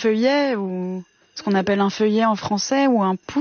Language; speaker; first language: French; native; French